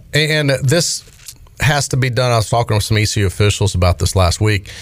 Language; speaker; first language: English; native; English